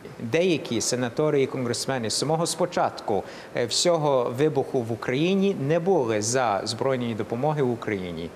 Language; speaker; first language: Ukrainian; early bilingual, heritage; Ukrainian